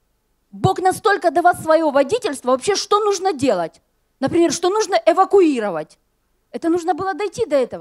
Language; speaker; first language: Russian; native; Russian